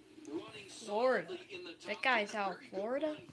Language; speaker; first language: English; native; English